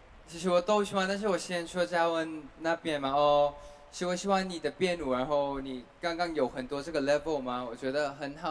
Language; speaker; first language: Chinese; non-native, fluent; Thai